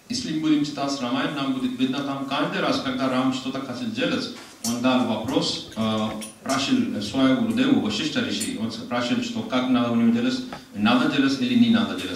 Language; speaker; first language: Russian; non-native, learner; Hindi